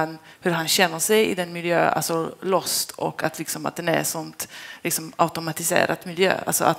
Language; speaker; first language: Swedish; non-native, fluent; Polish